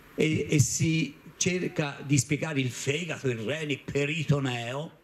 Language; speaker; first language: Italian; native; Italian